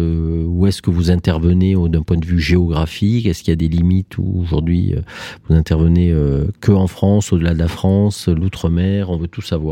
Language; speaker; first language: French; native; French